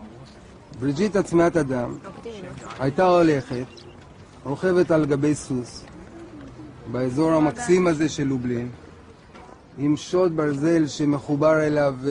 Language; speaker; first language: Hebrew; native; Hebrew